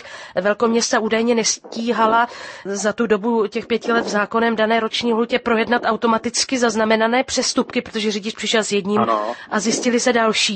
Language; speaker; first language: Czech; native; Czech